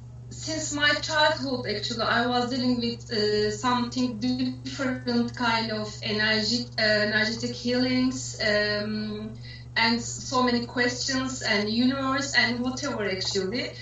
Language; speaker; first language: English; non-native, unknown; Turkish